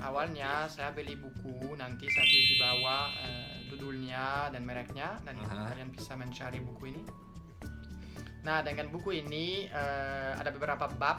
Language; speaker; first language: Indonesian; non-native, fluent; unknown